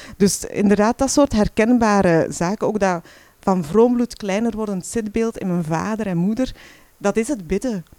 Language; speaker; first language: Dutch; early bilingual, other home language; Arabic